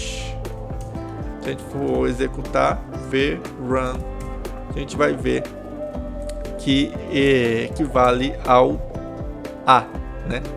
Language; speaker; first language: Portuguese; native; Portuguese